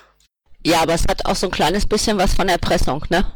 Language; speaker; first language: German; native; German